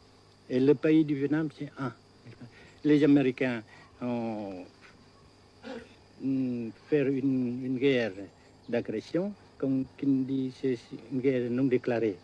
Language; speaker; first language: French; non-native, fluent; Vietnamese